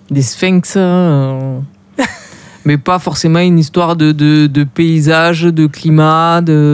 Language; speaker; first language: French; native; French